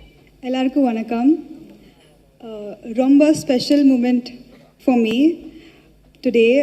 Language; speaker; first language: Tamil; non-native, learner; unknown